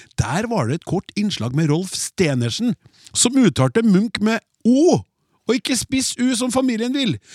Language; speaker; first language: Norwegian; native; Norwegian